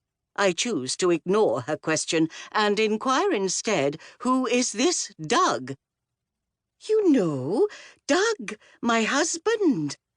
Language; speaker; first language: English; native; English